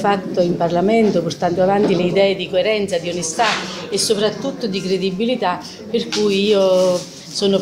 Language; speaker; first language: Italian; native; Italian